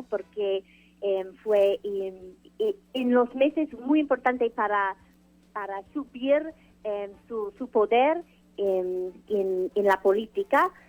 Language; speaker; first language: Spanish; non-native, fluent; English